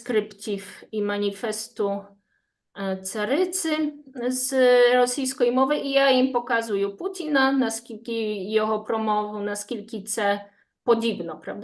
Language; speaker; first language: Ukrainian; non-native, fluent; Polish